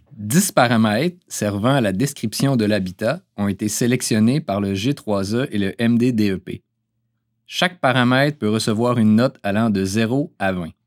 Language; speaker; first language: French; native; French